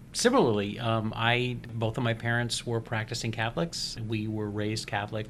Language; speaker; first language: English; native; English